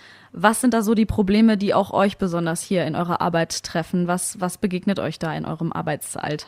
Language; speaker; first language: German; native; German